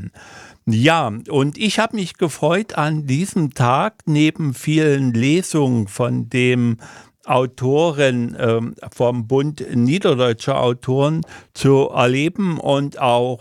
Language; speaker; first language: German; native; German